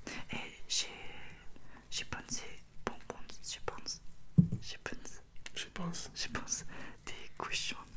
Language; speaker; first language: French; non-native, learner; Russian